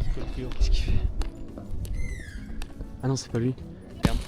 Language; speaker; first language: French; native; French